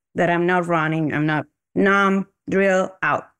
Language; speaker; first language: English; non-native, fluent; Spanish